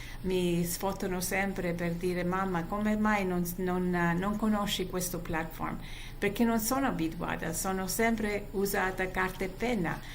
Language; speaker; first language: Italian; early bilingual, heritage; Italian